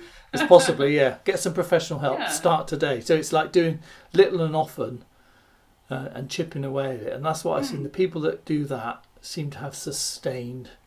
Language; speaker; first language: English; native; English